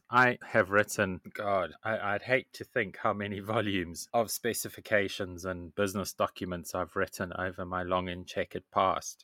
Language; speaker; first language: English; native; English